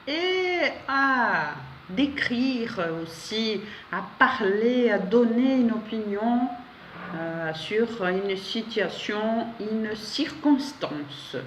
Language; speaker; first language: French; non-native, fluent; Portuguese